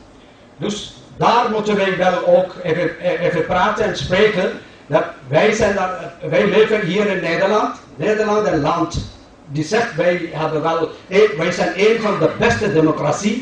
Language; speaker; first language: Dutch; non-native, fluent; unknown